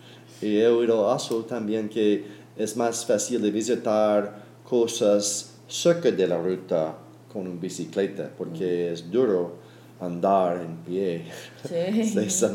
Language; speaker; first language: Spanish; non-native, learner; English